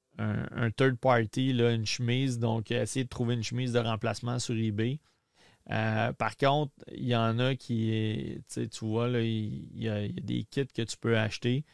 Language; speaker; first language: French; native; French